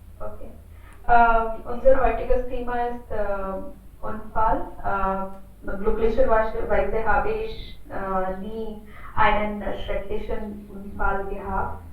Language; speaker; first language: German; non-native, learner; Hindi